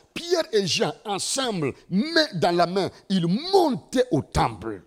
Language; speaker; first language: French; non-native, local second language; Mossi